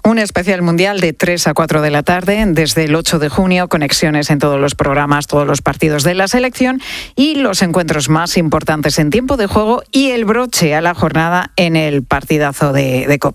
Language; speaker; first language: Spanish; native; Spanish